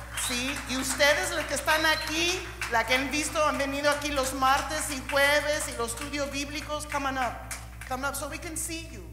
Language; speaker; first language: Spanish; early bilingual, heritage; Spanish